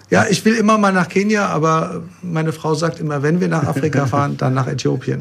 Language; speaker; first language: German; native; German